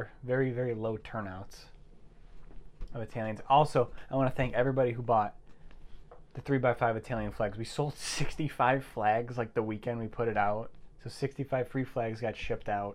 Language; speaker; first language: English; native; English